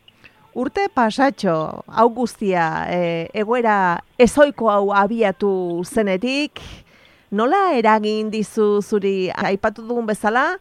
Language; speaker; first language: Basque; native; Basque